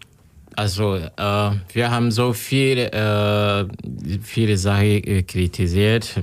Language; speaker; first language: German; non-native, learner; Kinyarwanda